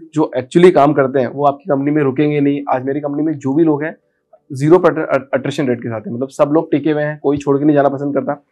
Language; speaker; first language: Hindi; native; Hindi